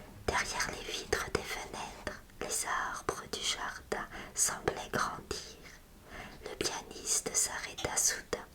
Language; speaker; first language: French; native; French